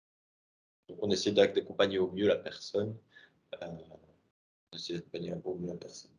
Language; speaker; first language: French; native; French